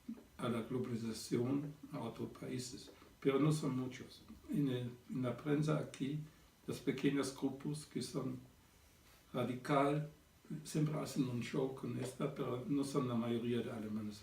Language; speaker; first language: Spanish; non-native, fluent; German